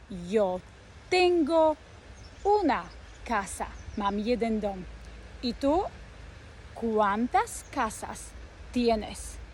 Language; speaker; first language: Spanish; non-native, fluent; Slovak